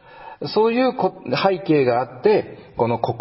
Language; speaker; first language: Japanese; native; Japanese